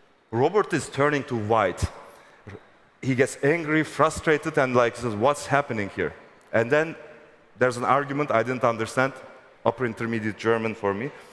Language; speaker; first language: English; non-native, fluent; Turkish